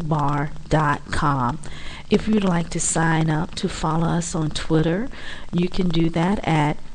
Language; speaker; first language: English; native; English